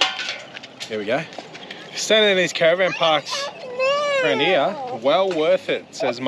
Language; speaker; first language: English; native; English